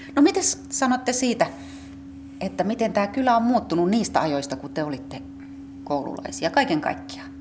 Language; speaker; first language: Finnish; native; Finnish